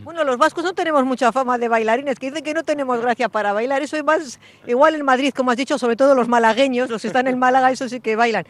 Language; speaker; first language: Spanish; native; Spanish